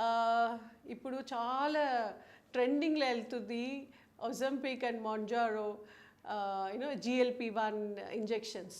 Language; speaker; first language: Telugu; non-native, local second language; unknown